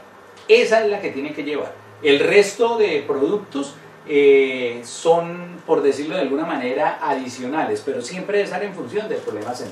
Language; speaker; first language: Spanish; native; Spanish